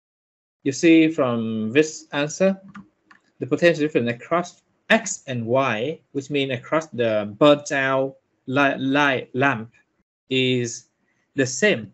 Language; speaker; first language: English; non-native, fluent; Vietnamese